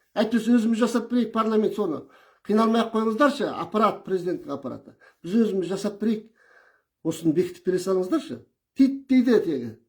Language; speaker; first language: Kazakh; early bilingual, heritage; Kazakh